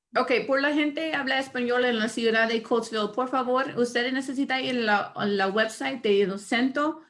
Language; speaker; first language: Spanish; non-native, learner; English